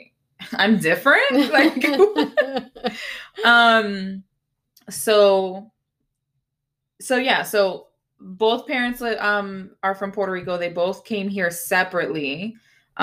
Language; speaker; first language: English; early bilingual, other home language; Spanish